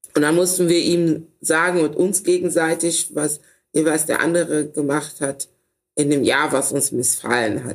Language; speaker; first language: German; early bilingual, other home language; Ewe